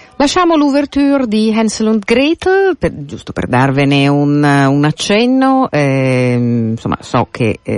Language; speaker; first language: Italian; native; Italian